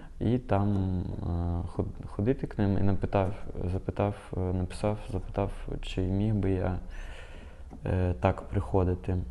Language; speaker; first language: Ukrainian; non-native, local second language; Russian